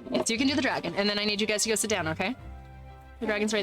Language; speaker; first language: English; native; English